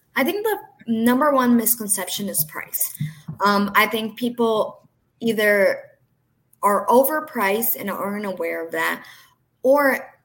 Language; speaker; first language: English; early bilingual, other home language; Portuguese